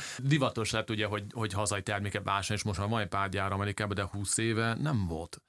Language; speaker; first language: Hungarian; early bilingual, heritage; English